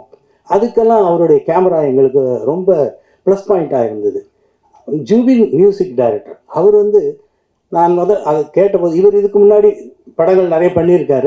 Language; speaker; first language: Tamil; native; Tamil